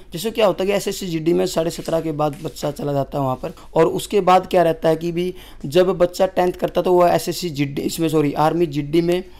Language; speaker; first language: Hindi; native; Hindi